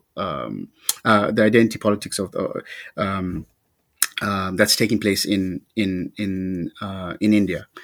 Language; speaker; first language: English; native; English